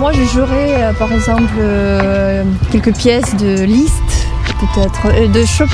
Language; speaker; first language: French; native; French